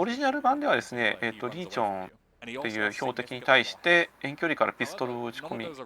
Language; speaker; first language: Japanese; native; Japanese